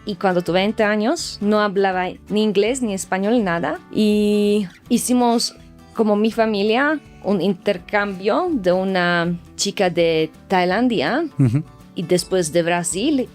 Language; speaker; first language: Spanish; non-native, fluent; Slovak